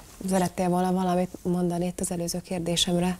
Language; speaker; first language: Hungarian; native; Hungarian